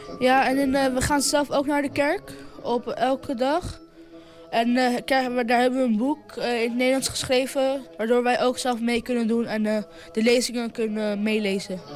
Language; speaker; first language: Dutch; early bilingual, other home language; Arabic